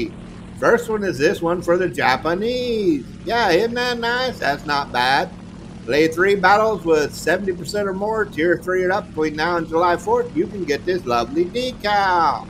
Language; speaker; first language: English; native; English